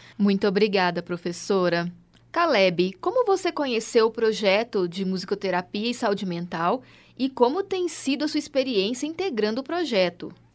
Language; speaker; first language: Portuguese; native; Portuguese